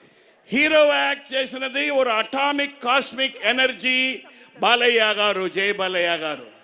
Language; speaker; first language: Telugu; non-native, learner; Tamil